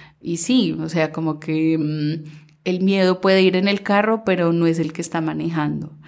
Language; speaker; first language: Spanish; early bilingual, heritage; Spanish